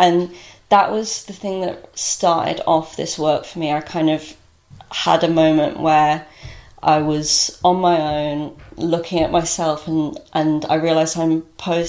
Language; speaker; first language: English; native; English